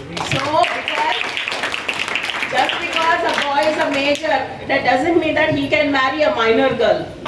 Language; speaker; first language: English; non-native, local second language; Telugu